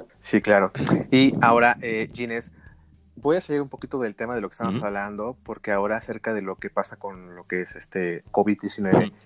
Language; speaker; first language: Spanish; native; Spanish